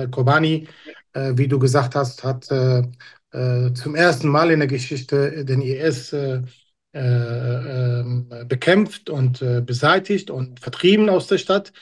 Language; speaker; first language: German; non-native, fluent; Kurdish